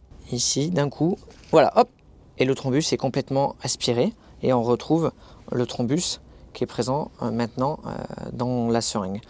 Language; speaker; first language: French; native; French